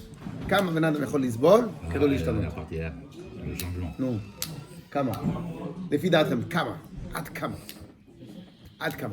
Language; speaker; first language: Hebrew; non-native, fluent; French